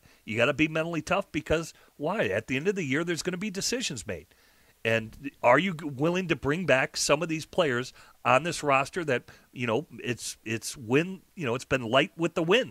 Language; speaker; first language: English; native; English